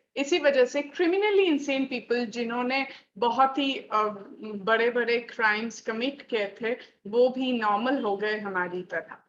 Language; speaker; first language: Hindi; non-native, local second language; Bangla